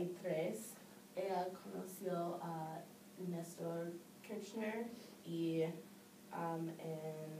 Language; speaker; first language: Spanish; non-native, learner; English